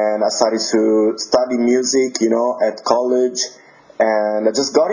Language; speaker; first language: English; non-native, fluent; Italian